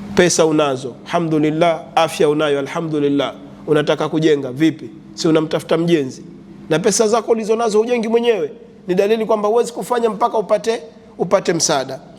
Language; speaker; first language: Swahili; native; Swahili